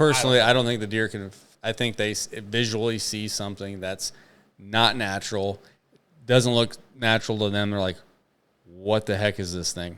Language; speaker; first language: English; native; English